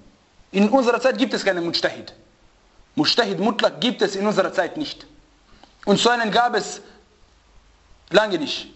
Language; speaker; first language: German; non-native, fluent; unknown